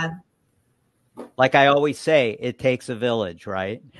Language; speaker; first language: English; native; English